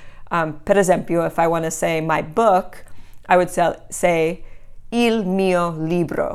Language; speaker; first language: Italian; non-native, fluent; English